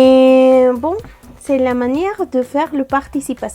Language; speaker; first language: French; non-native, learner; Spanish